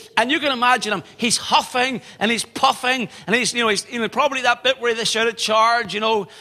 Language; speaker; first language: English; native; English